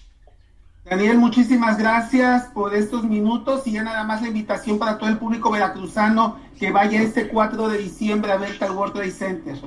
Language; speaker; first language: Spanish; native; Spanish